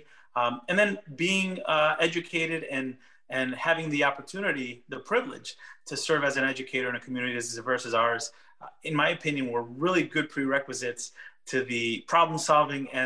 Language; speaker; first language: English; early bilingual, other home language; Spanish